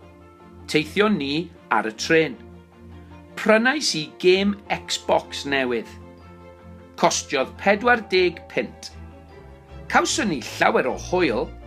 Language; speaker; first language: Welsh; non-native, local second language; English